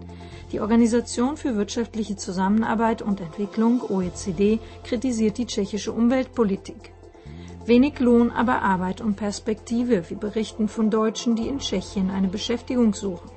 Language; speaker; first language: German; native; German